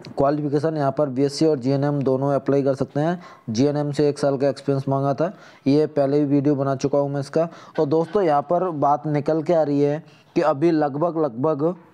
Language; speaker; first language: Hindi; native; Hindi